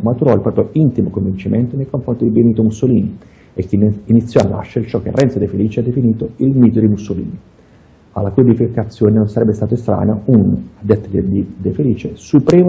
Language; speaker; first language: Italian; native; Italian